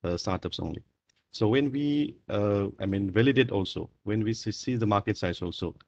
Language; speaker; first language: English; non-native, local second language; Manipuri